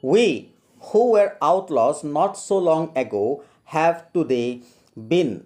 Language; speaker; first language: English; non-native, local second language; Assamese